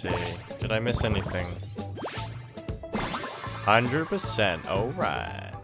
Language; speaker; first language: English; native; English